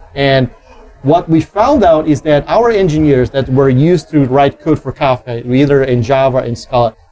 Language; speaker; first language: English; non-native, fluent; Portuguese